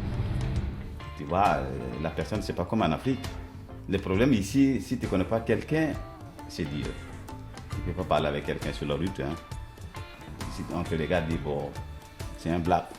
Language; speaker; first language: French; non-native, local second language; Mossi